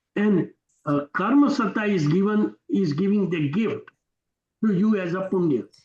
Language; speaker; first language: English; non-native, local second language; Gujarati